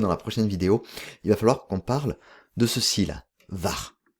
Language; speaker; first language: French; native; French